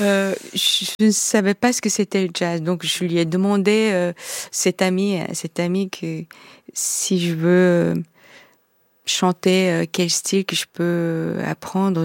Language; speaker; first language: French; non-native, fluent; Korean